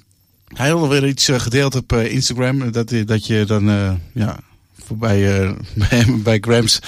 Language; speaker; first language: Dutch; native; Dutch